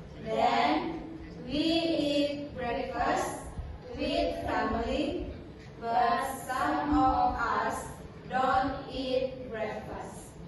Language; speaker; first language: English; non-native, learner; Indonesian